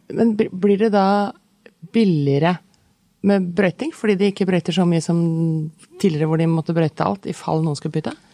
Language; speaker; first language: Norwegian; native; Norwegian